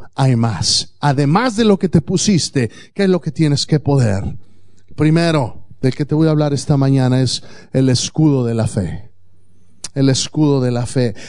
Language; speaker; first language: Spanish; native; Spanish